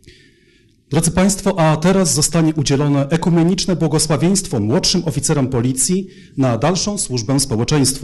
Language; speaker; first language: Polish; native; Polish